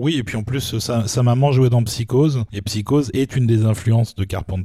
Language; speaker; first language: French; native; French